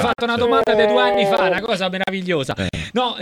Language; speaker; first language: Italian; native; Italian